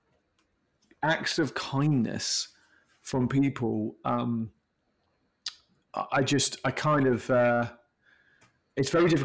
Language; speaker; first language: English; native; English